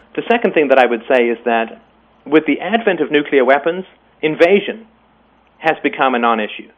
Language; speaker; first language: English; native; English